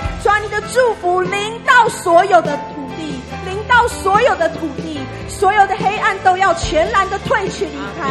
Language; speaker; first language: Chinese; native; Chinese